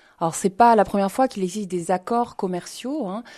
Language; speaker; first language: French; native; French